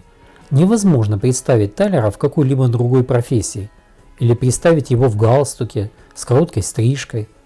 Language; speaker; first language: Russian; native; Russian